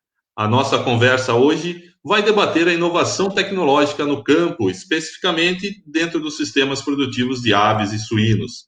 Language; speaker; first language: Portuguese; native; Portuguese